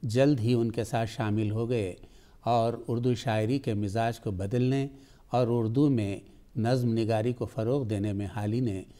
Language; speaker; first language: Urdu; native; Urdu